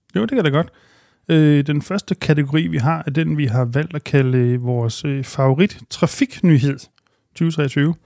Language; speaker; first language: Danish; native; Danish